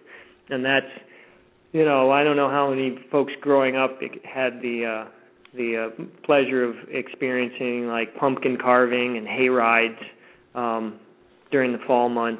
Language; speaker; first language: English; native; English